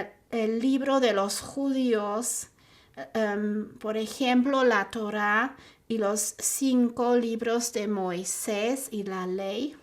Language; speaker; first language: Spanish; non-native, fluent; German